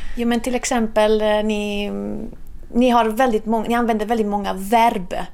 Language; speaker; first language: Swedish; non-native, fluent; Italian